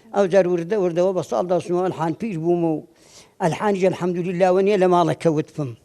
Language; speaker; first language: Central Kurdish; native; Central Kurdish